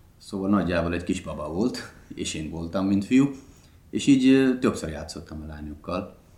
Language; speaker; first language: Hungarian; non-native, fluent; Hindi